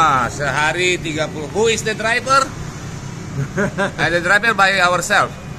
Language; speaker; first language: English; non-native, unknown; Indonesian